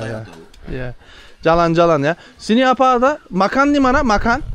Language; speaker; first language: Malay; non-native, learner; Turkish